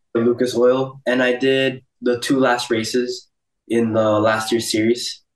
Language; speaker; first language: English; early bilingual, other home language; Portuguese